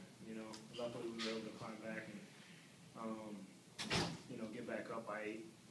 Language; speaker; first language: English; native; English